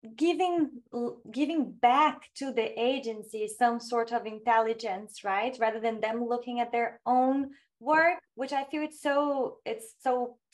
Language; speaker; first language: English; non-native, fluent; Portuguese